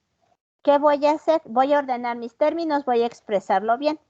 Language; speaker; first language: Spanish; native; Spanish